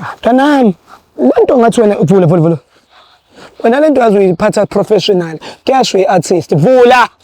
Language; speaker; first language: Zulu; native; Zulu